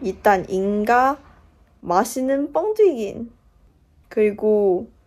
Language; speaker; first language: Korean; non-native, fluent; Chinese